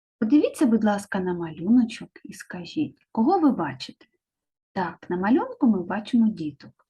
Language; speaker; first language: Ukrainian; native; Ukrainian